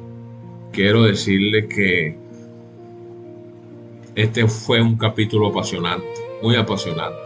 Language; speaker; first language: Spanish; native; Spanish